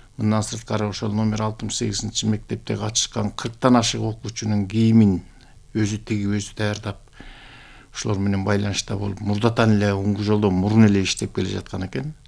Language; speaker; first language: Kyrgyz; native; Kyrgyz